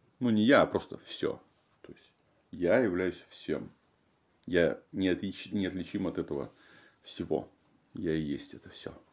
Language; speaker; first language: Russian; native; Russian